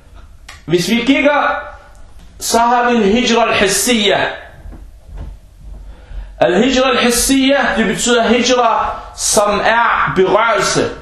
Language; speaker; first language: Danish; early bilingual, other home language; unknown